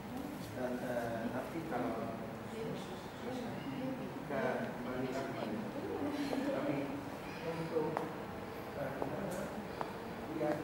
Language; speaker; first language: Indonesian; early bilingual, heritage; Dutch